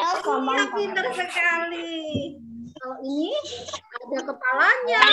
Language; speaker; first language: Indonesian; native; Indonesian